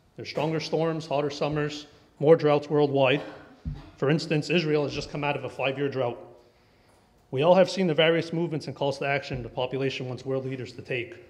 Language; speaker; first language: English; native; English